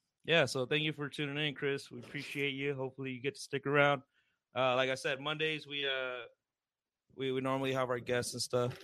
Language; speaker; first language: English; early bilingual, other home language; Spanish